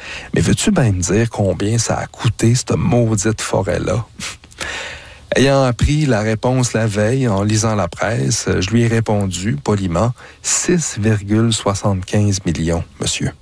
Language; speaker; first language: French; native; French